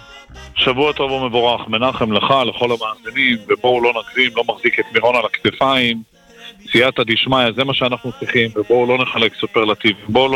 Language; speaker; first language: Hebrew; native; Hebrew